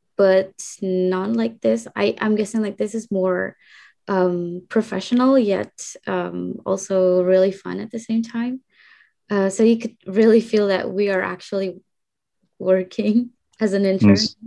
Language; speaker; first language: English; non-native, fluent; Indonesian